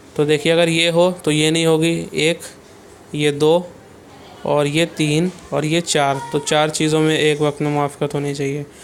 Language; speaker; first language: Urdu; native; Urdu